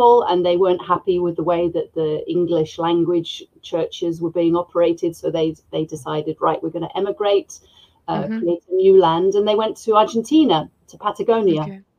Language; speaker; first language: English; native; English